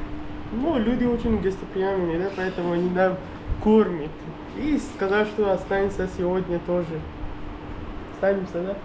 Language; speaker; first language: Russian; non-native, learner; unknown